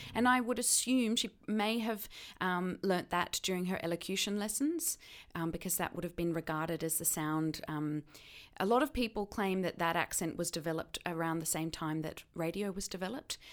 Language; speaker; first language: English; native; English